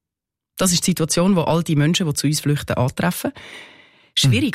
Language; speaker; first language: German; native; German